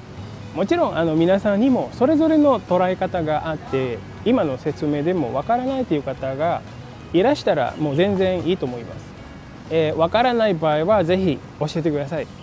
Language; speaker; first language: Japanese; non-native, fluent; Indonesian